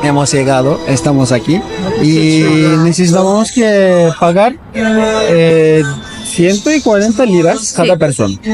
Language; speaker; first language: Spanish; non-native, learner; Turkish